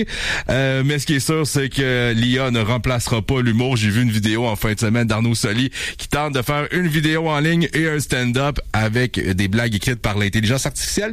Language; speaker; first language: French; native; French